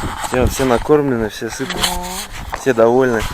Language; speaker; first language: Russian; native; Russian